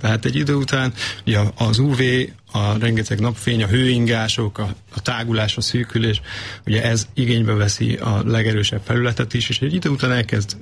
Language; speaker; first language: Hungarian; native; Hungarian